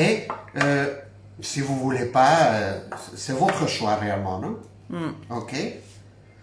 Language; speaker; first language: French; non-native, fluent; Spanish